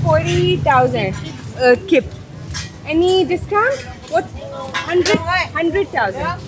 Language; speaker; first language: English; non-native, local second language; Urdu